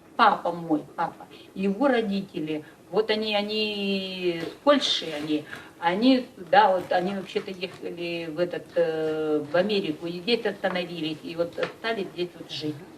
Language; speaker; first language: Russian; native; Russian